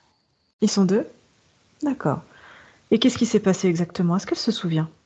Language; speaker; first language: French; native; French